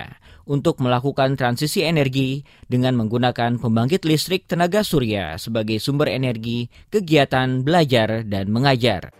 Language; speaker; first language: Indonesian; native; Indonesian